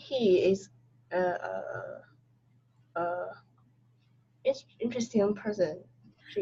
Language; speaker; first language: English; non-native, learner; Chinese